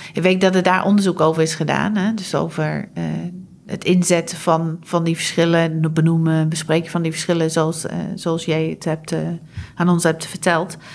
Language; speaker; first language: Dutch; non-native, fluent; English